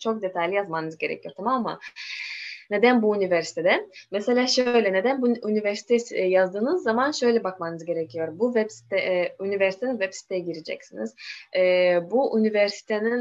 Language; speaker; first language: Turkish; non-native, learner; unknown